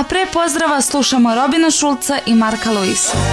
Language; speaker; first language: Serbian; native; Serbian